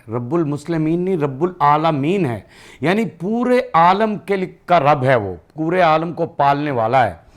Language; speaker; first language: Urdu; non-native, local second language; Punjabi